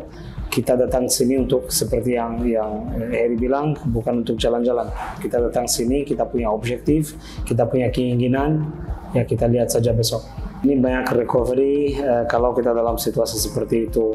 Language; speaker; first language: Indonesian; non-native, fluent; Portuguese